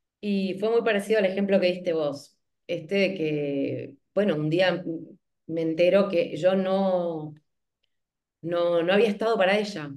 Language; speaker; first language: Spanish; native; Spanish